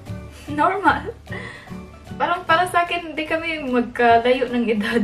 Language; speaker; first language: Filipino; non-native, local second language; Cebuano